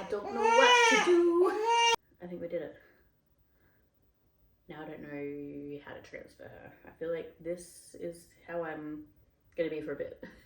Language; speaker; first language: English; native; English